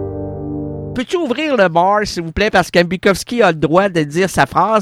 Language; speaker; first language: French; native; French